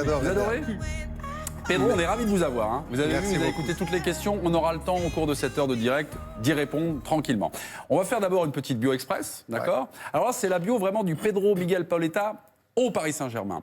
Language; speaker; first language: French; native; French